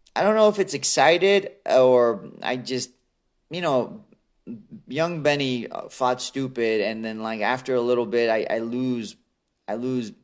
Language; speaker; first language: English; early bilingual, other home language; Assyrian Neo-Aramaic